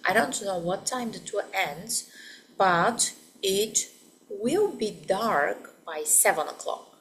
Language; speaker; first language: English; non-native, fluent; Bulgarian